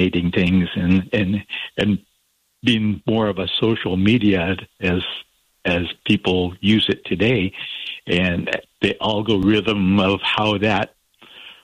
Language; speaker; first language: English; native; English